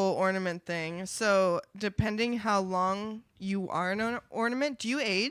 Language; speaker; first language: English; native; English